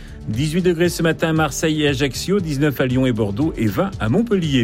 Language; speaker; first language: French; native; French